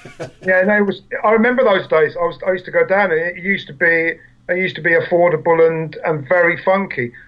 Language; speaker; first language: English; native; English